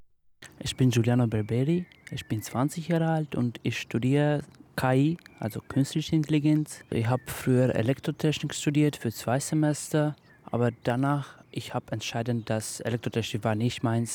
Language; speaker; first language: German; non-native, fluent; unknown